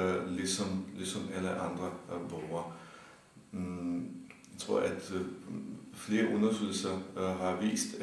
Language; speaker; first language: Danish; non-native, fluent; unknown